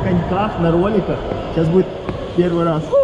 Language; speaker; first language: Russian; native; Russian